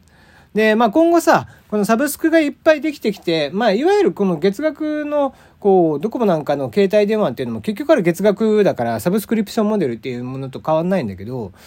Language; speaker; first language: Japanese; native; Japanese